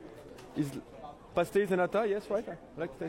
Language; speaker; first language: English; non-native, learner; French